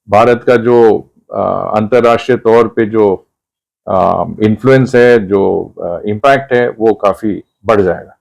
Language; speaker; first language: Hindi; non-native, local second language; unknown